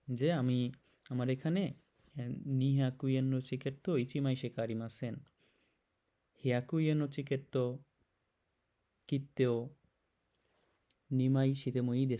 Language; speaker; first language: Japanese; non-native, fluent; Bangla